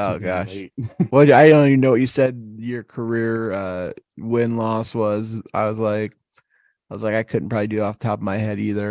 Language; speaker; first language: English; native; English